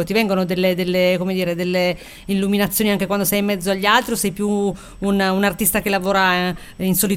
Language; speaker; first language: Italian; native; Italian